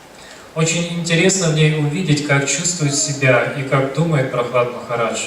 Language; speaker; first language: Russian; native; Russian